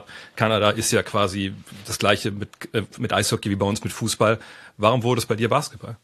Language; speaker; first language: German; native; German